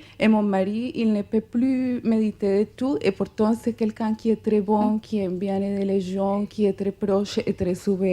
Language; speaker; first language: French; non-native, fluent; Spanish